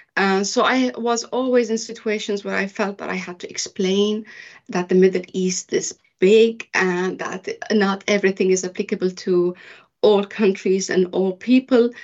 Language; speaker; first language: English; early bilingual, other home language; Arabic